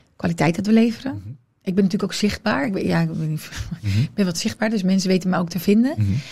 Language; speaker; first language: Dutch; early bilingual, other home language; Arabic